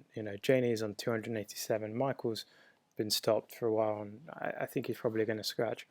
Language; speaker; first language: English; native; English